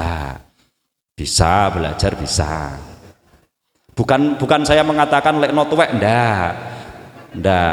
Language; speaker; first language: Indonesian; non-native, local second language; Javanese